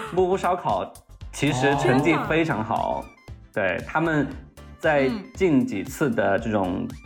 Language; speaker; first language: Chinese; native; Chinese